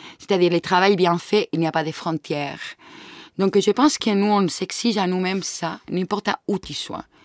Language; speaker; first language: French; non-native, fluent; Catalan